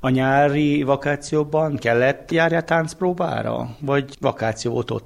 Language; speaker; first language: Hungarian; native; Hungarian